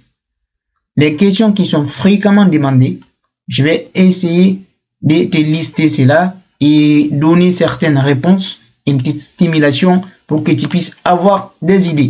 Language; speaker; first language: French; non-native, local second language; Fula